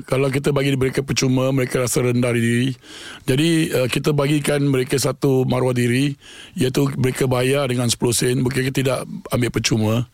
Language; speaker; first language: Malay; non-native, local second language; Tamil